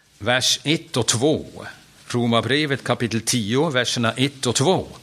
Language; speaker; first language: Swedish; non-native, fluent; German